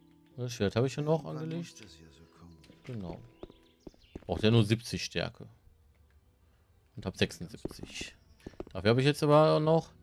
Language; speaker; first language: German; native; German